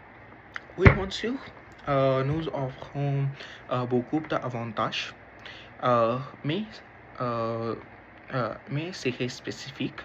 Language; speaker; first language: French; non-native, learner; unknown